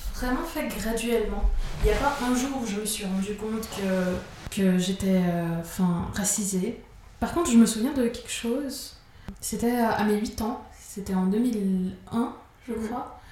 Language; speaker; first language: French; native; French